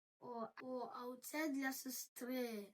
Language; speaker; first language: Ukrainian; early bilingual, heritage; Ukrainian